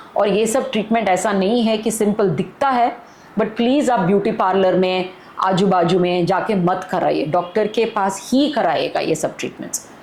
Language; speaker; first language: Hindi; non-native, local second language; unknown